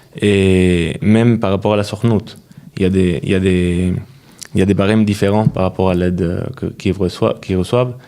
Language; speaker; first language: French; non-native, fluent; Spanish